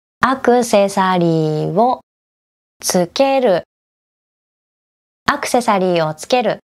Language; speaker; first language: Japanese; native; Japanese